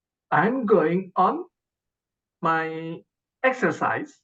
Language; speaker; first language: English; non-native, learner; Indonesian